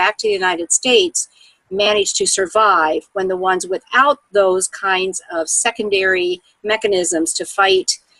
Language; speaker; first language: English; native; English